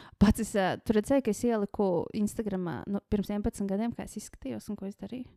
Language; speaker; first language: Latvian; native; Latvian